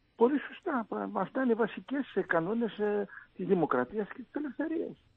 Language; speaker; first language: Greek; non-native, fluent; Arabic